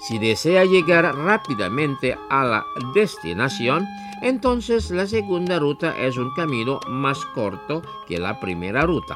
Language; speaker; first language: Spanish; non-native, fluent; Indonesian